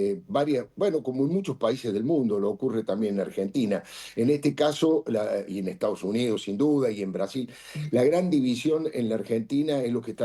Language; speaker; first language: Spanish; native; Spanish